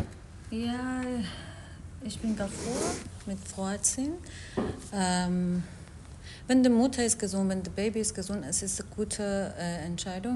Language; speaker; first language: German; non-native, learner; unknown